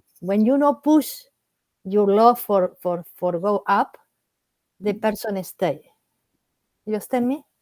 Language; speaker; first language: English; non-native, learner; Spanish